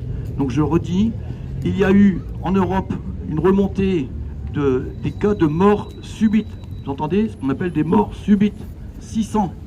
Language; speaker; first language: French; native; French